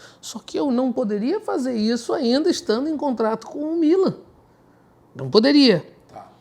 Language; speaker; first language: Portuguese; native; Portuguese